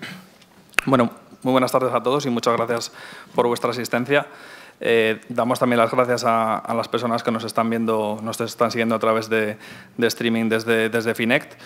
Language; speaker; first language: Spanish; native; Spanish